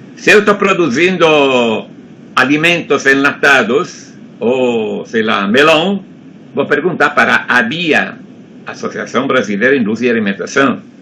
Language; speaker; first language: Portuguese; non-native, fluent; Italian